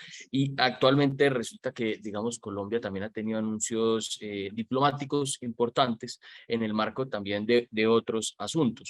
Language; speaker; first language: Spanish; native; Spanish